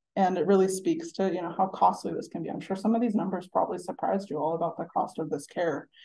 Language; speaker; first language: English; native; English